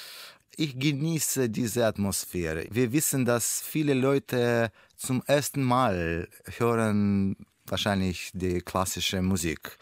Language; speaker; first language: German; non-native, learner; Russian